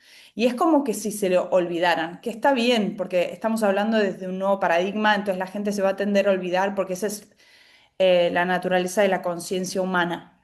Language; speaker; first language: Spanish; native; Spanish